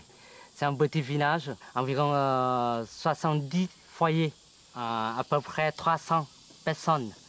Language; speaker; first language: French; non-native, fluent; Vietnamese